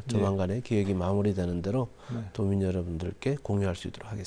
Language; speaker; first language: Korean; native; Korean